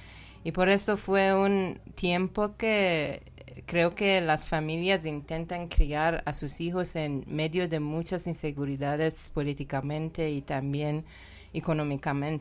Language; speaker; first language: Spanish; non-native, learner; Persian